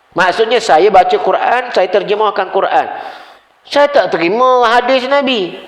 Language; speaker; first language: Malay; native; Malay